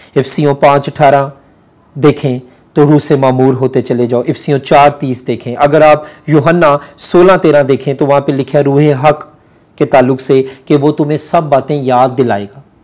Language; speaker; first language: Urdu; non-native, local second language; Punjabi